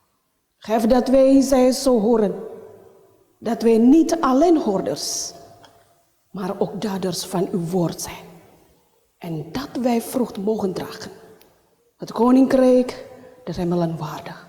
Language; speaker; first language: Dutch; non-native, learner; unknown